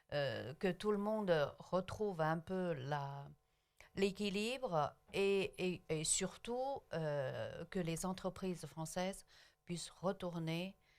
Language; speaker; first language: French; non-native, local second language; Chinese